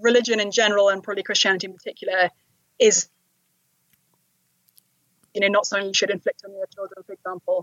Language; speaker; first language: English; native; English